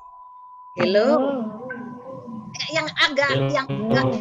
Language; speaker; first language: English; non-native, fluent; Indonesian